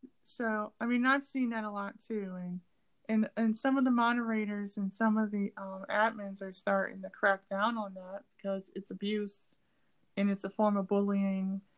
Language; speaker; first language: English; native; English